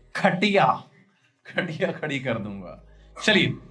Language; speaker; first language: Hindi; non-native, local second language; Punjabi